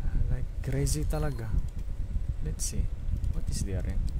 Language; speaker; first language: English; non-native, local second language; Malay